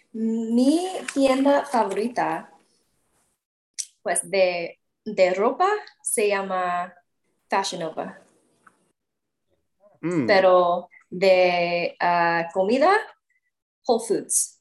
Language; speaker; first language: Spanish; non-native, learner; English